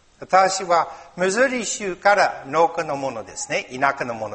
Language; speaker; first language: Japanese; non-native, learner; English